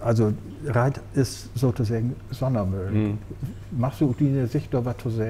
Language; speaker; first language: German; native; German